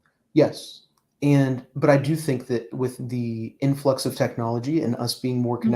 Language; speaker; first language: English; native; English